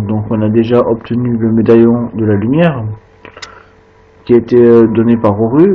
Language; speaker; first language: French; native; French